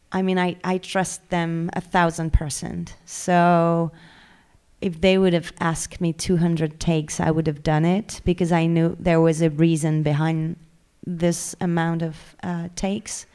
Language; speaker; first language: English; non-native, fluent; French